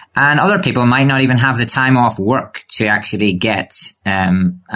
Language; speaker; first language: English; native; English